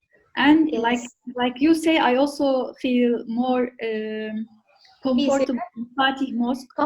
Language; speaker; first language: English; non-native, fluent; Turkish